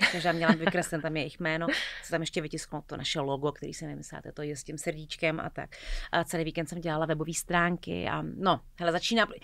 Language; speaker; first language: Czech; native; Czech